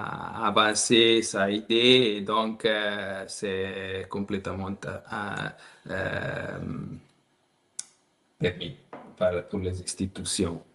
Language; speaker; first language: French; non-native, learner; Italian